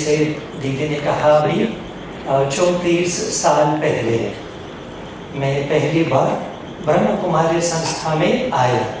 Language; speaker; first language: Hindi; non-native, fluent; Russian